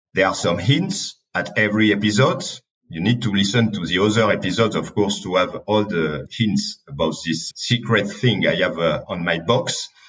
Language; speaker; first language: English; non-native, fluent; French